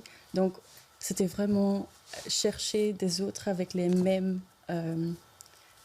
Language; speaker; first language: French; non-native, local second language; Dutch